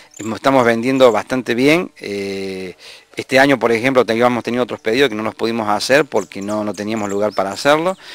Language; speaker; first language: Spanish; native; Spanish